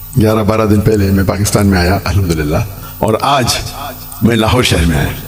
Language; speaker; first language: Urdu; non-native, local second language; English